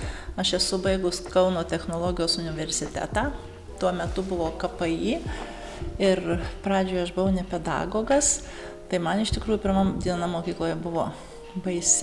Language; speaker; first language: Lithuanian; native; Lithuanian